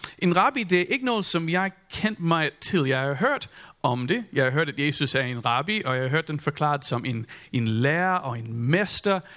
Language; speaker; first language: Danish; non-native, fluent; English